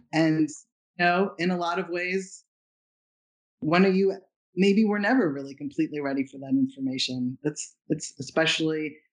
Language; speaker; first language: English; native; English